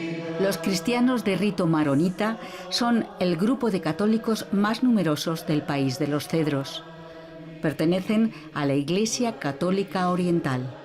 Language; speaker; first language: Spanish; native; Spanish